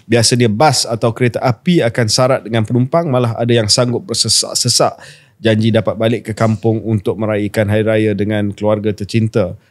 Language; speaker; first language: Malay; native; Malay